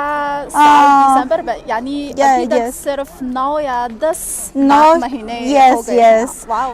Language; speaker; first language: Urdu; non-native, fluent; Chinese